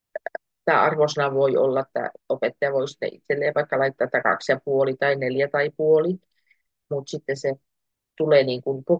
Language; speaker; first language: Finnish; native; Finnish